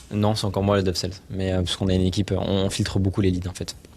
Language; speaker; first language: French; native; French